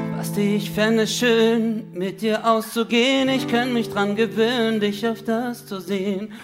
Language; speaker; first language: German; early bilingual, other home language; Turkish